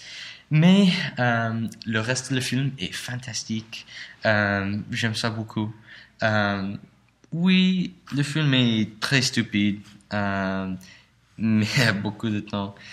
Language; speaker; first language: French; non-native, learner; English